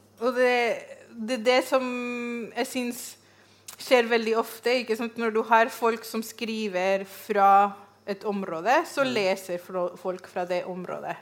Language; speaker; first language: Norwegian; non-native, fluent; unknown